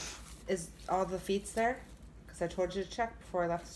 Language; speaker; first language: English; native; English